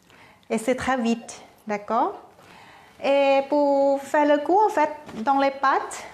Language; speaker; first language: French; non-native, learner; Thai